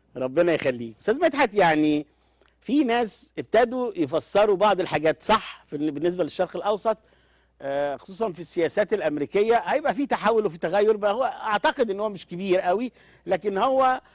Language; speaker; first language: Arabic; native; Arabic